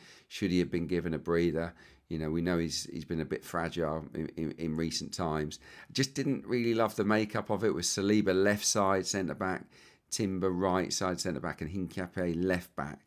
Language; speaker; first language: English; native; English